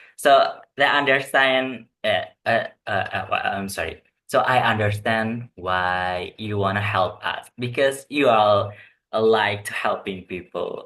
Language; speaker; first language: English; non-native, learner; Indonesian